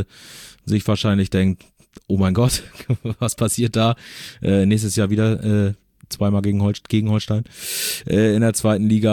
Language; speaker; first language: German; native; German